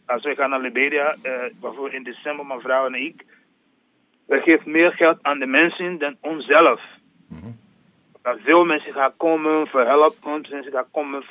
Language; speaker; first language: Dutch; non-native, learner; English